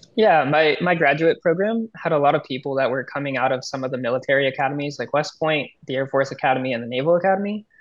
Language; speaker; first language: English; native; English